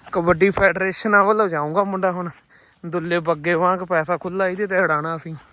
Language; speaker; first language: Punjabi; native; Punjabi